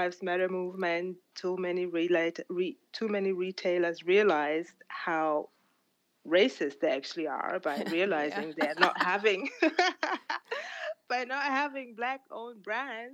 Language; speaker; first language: English; non-native, local second language; Ganda